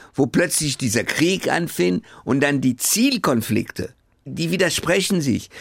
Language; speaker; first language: German; early bilingual, other home language; French